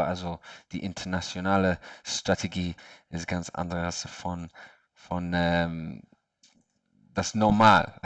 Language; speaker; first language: German; non-native, learner; English